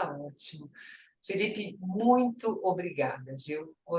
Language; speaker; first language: Portuguese; native; Portuguese